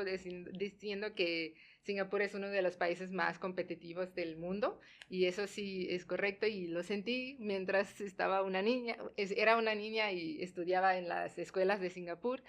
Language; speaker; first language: Spanish; non-native, fluent; Tamil